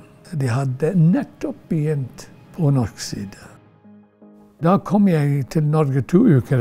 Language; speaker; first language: Norwegian; non-native, fluent; Arabic